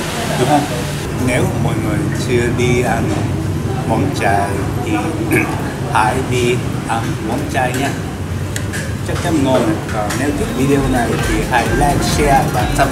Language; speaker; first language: Vietnamese; non-native, learner; Japanese